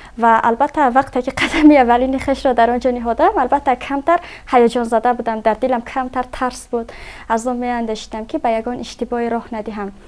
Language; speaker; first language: Tajik; native; Tajik